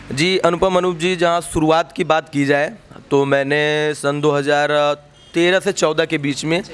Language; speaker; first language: Hindi; native; Hindi